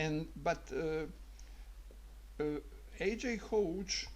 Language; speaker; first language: English; non-native, learner; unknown